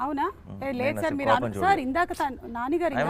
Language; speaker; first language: Telugu; native; Telugu